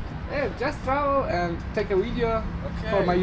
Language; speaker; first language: English; non-native, learner; Turkmen